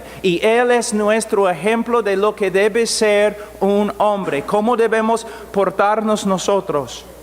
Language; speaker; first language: Spanish; non-native, fluent; English